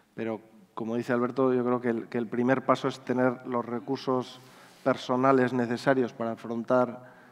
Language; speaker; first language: Spanish; native; Spanish